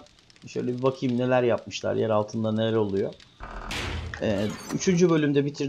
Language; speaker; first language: Turkish; native; Turkish